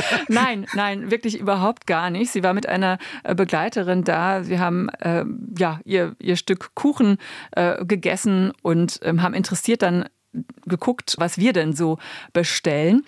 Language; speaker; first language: German; native; German